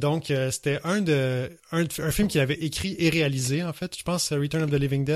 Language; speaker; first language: French; native; French